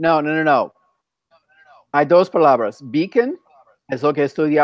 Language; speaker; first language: Spanish; non-native, fluent; English